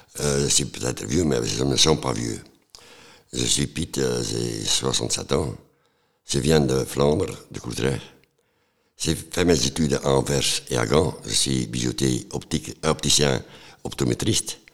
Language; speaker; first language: French; non-native, local second language; Dutch